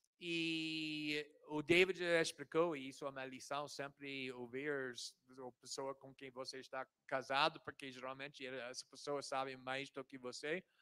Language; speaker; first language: Portuguese; non-native, fluent; English